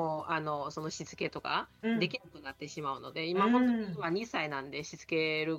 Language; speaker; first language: Japanese; non-native, fluent; Chinese